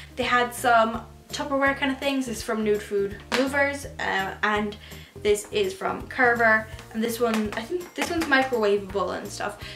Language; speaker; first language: English; native; English